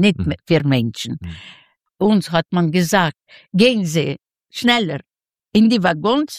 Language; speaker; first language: German; non-native, fluent; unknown